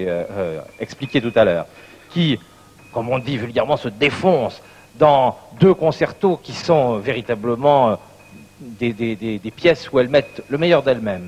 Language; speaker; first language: French; native; French